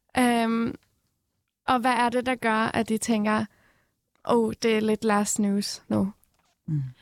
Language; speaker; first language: Danish; non-native, fluent; Persian